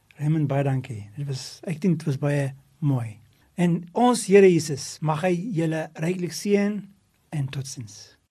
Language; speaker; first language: Afrikaans; non-native, local second language; English